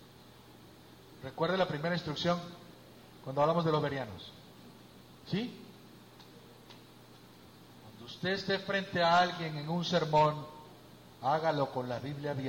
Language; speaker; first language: Spanish; native; Spanish